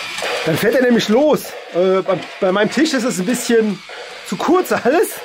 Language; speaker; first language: German; native; German